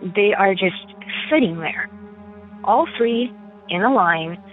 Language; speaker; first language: English; non-native, fluent; Ukrainian